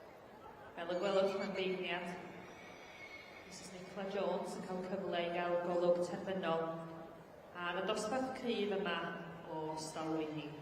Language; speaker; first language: Welsh; native; Welsh